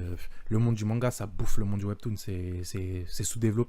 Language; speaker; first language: French; native; French